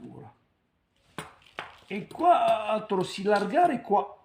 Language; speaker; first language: Italian; non-native, learner; Arabic